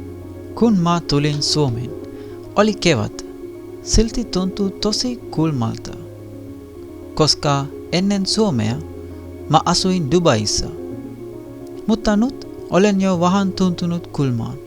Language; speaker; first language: Finnish; non-native, learner; Sinhala